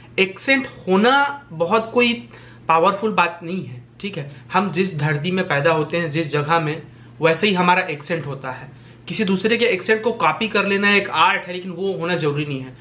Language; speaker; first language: Hindi; native; Hindi